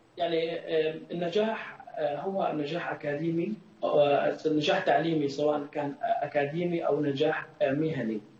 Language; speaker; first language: Arabic; native; Arabic